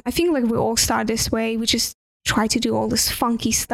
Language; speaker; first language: English; non-native, fluent; Russian